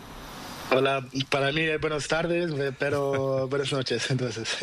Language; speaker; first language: Spanish; non-native, learner; Portuguese